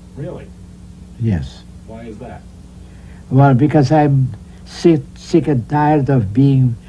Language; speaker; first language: English; non-native, fluent; Russian